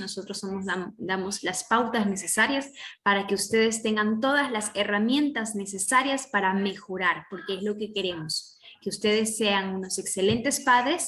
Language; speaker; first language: Spanish; native; Spanish